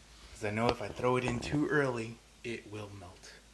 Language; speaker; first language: English; early bilingual, other home language; Spanish